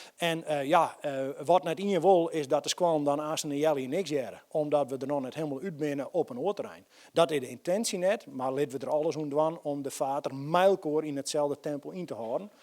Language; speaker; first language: Dutch; non-native, local second language; Western Frisian